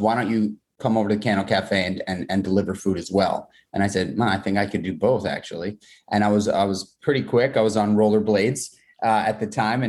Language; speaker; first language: English; native; English